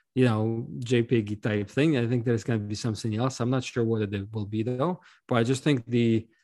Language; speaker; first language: English; non-native, fluent; Russian